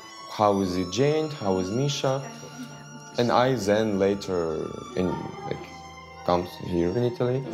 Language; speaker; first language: English; non-native, learner; Ukrainian